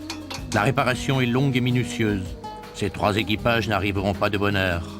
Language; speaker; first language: French; native; French